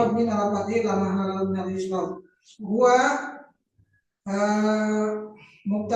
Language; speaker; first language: Arabic; non-native, learner; Indonesian